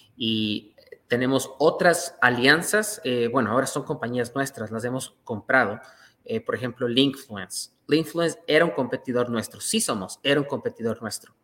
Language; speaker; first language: Spanish; native; Spanish